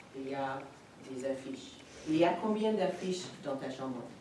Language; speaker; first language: French; non-native, fluent; English